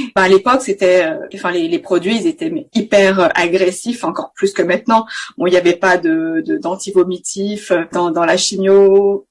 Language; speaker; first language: French; native; French